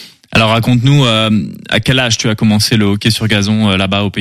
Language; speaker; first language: French; native; French